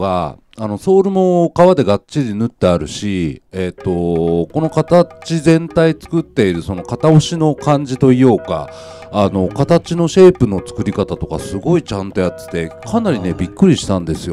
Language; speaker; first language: Japanese; native; Japanese